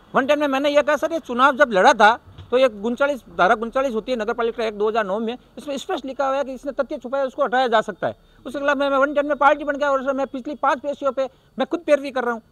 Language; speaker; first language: Hindi; native; Hindi